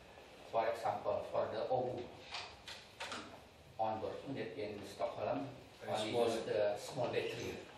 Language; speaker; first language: English; non-native, learner; Indonesian